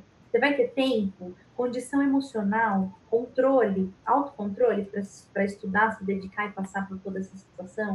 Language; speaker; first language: Portuguese; native; Portuguese